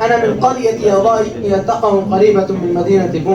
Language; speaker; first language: Arabic; non-native, learner; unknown